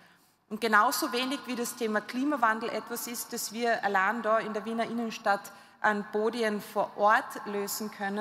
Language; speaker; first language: German; native; German